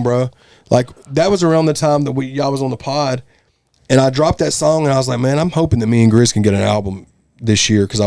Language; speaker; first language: English; native; English